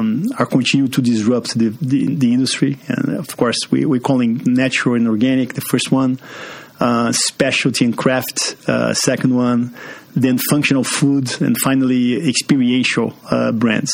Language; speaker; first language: English; non-native, fluent; Portuguese